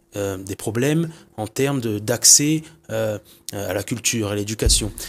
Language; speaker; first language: French; native; French